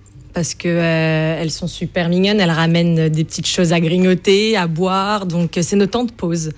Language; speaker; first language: French; native; French